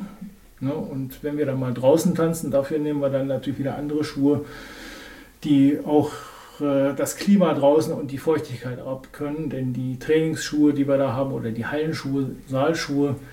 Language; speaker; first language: German; native; German